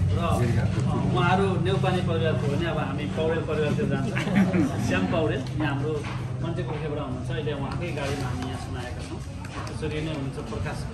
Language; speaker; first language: Nepali; early bilingual, heritage; Nepali